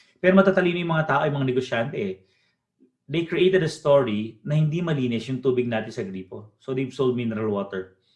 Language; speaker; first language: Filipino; native; Filipino